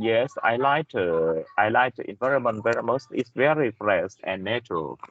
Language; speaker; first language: English; non-native, learner; Vietnamese